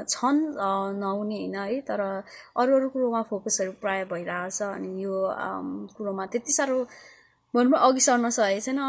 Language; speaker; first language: Nepali; early bilingual, heritage; Nepali